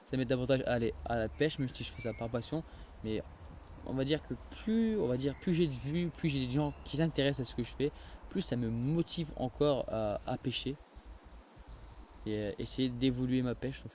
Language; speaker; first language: French; native; French